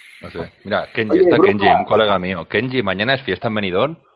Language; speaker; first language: Spanish; native; Spanish